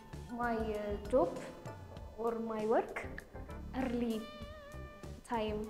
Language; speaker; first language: English; non-native, learner; Amharic